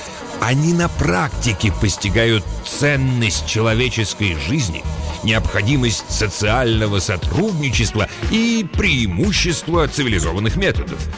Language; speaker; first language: Russian; native; Russian